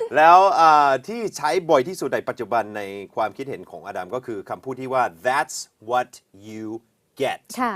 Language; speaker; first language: Thai; non-native, fluent; English